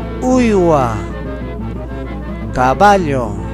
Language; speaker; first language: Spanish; non-native, local second language; Quechua